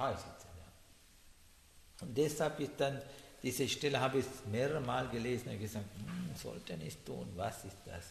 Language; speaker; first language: German; non-native, learner; Sinhala